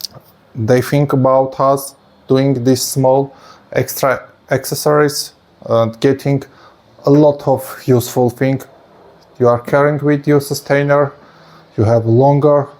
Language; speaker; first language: English; non-native, fluent; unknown